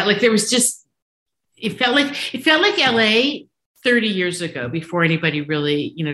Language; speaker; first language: English; native; English